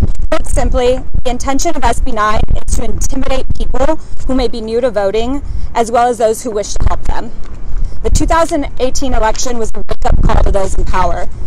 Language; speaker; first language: English; early bilingual, other home language; Spanish